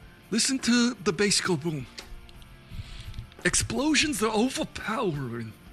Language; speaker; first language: English; native; English